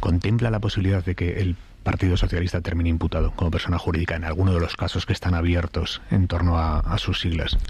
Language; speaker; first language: Spanish; native; Spanish